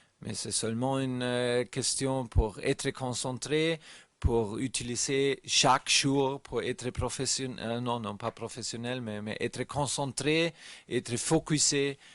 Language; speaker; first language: French; non-native, learner; German